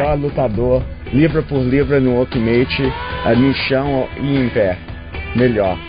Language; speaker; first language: Portuguese; non-native, fluent; English